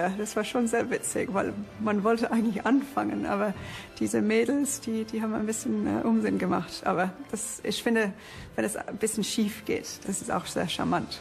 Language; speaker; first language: German; non-native, fluent; English